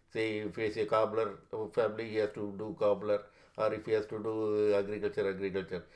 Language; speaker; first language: English; non-native, local second language; Tamil